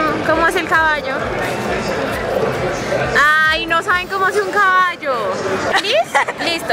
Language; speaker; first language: Spanish; native; Spanish